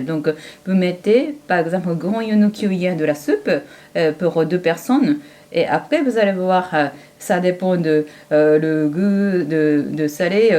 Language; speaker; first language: French; non-native, fluent; Japanese